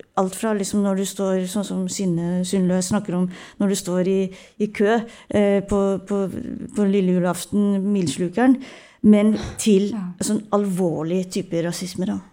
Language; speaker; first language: Norwegian; early bilingual, other home language; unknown